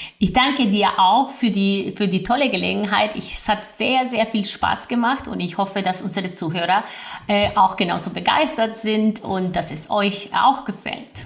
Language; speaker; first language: German; non-native, fluent; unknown